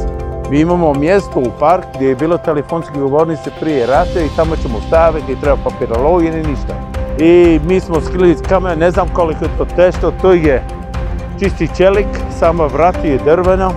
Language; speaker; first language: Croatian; non-native, learner; English